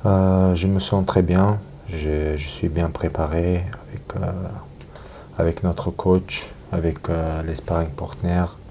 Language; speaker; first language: French; non-native, learner; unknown